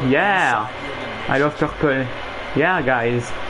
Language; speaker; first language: English; non-native, fluent; French